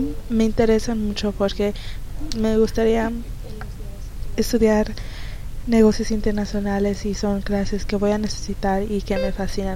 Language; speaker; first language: Spanish; early bilingual, heritage; Spanish